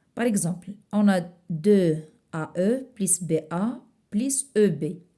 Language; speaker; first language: French; non-native, local second language; Arabic